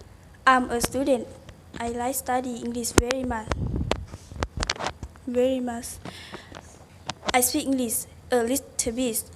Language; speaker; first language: English; non-native, learner; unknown